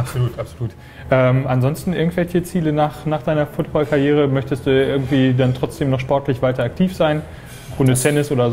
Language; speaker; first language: German; native; German